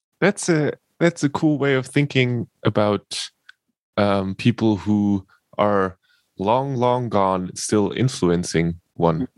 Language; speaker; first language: English; non-native, fluent; German